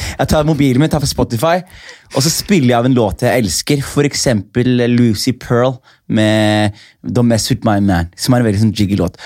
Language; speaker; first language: Norwegian; early bilingual, other home language; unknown